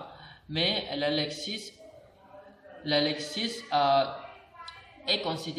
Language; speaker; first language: French; non-native, learner; Indonesian